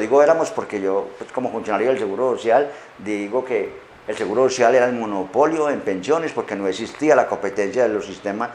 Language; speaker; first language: Spanish; native; Spanish